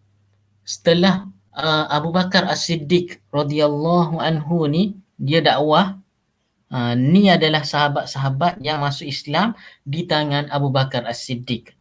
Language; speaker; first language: Malay; native; Malay